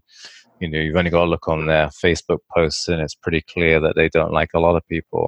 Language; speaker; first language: English; native; English